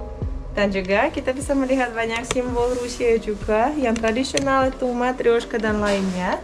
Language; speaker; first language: Indonesian; non-native, fluent; Russian